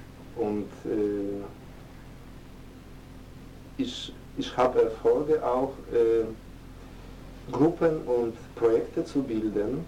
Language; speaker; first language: German; non-native, fluent; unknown